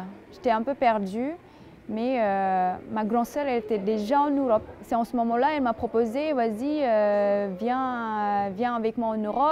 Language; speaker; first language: French; non-native, fluent; Indonesian